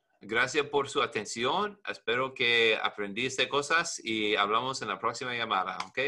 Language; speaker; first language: Spanish; non-native, learner; English